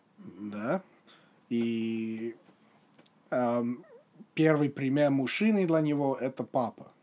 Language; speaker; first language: Russian; non-native, fluent; English